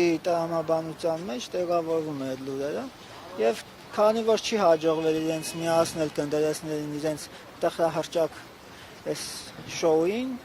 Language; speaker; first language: Armenian; native; Armenian